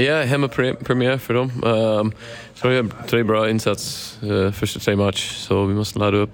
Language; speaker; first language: Swedish; non-native, learner; English